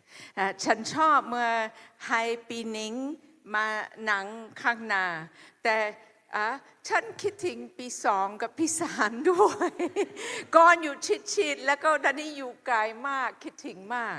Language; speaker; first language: Thai; non-native, fluent; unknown